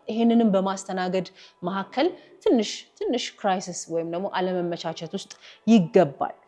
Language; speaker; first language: Amharic; native; Amharic